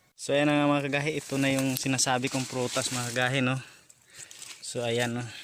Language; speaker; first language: Filipino; non-native, local second language; Cebuano